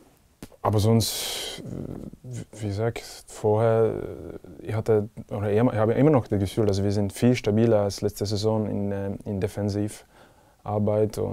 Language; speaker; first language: German; non-native, fluent; Czech